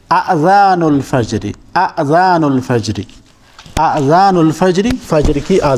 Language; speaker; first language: Arabic; non-native, fluent; Urdu